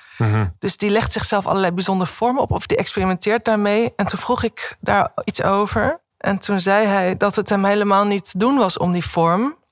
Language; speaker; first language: Dutch; native; Dutch